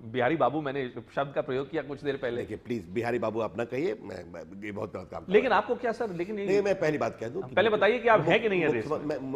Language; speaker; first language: Hindi; native; Hindi